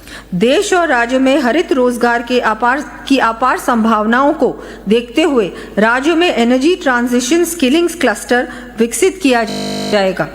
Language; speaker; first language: Hindi; native; Hindi